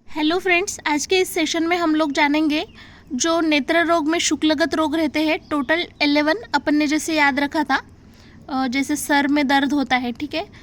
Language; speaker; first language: Hindi; non-native, local second language; Marathi